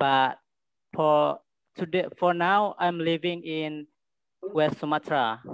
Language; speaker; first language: English; non-native, learner; Indonesian